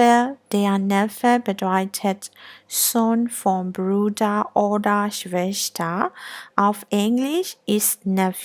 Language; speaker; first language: German; non-native, learner; Burmese